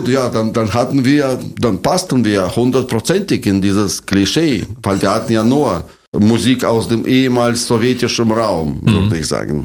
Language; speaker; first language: German; non-native, fluent; Russian